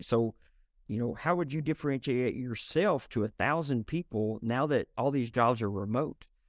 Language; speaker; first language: English; native; English